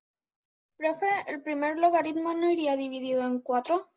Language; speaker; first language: Spanish; native; Spanish